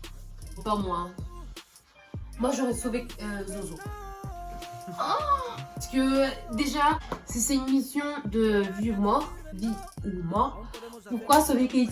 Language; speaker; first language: French; native; French